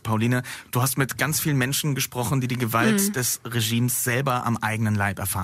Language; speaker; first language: German; native; German